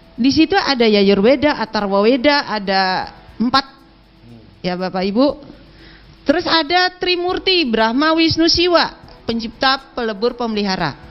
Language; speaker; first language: Indonesian; non-native, local second language; Balinese